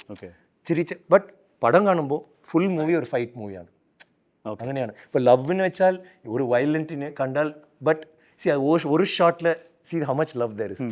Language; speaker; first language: Malayalam; non-native, fluent; Tamil